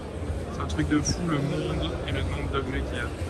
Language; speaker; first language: French; native; French